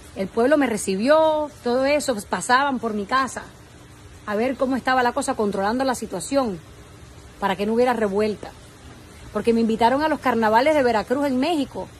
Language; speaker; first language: Spanish; native; Spanish